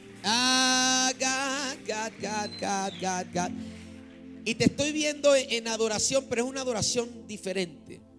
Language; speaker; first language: Spanish; native; Spanish